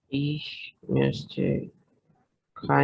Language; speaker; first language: German; non-native, learner; Urdu